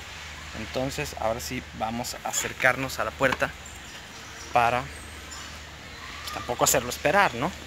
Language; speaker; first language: Spanish; native; Spanish